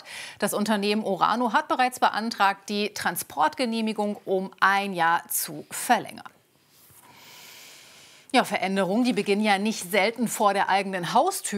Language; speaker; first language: German; native; German